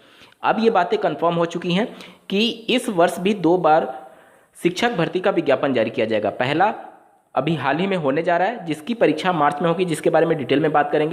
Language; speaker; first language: Hindi; native; Hindi